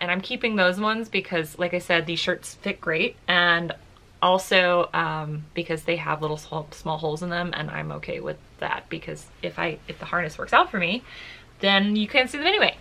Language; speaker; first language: English; native; English